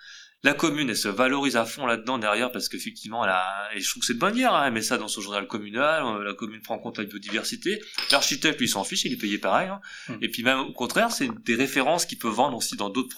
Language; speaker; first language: French; native; French